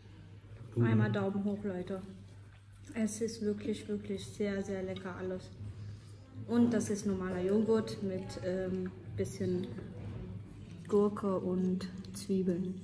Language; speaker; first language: German; early bilingual, other home language; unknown